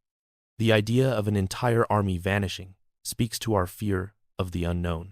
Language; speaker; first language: English; native; English